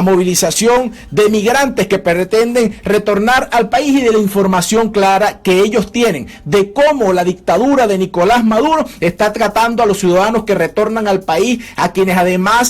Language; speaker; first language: Spanish; native; Spanish